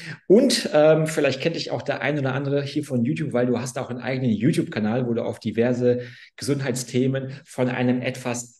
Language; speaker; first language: German; native; German